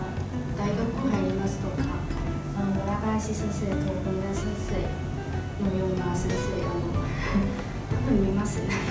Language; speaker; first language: Japanese; non-native, learner; Chinese